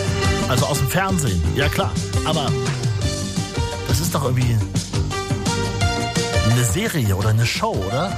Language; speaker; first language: German; native; German